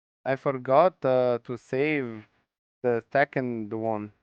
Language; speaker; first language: English; non-native, fluent; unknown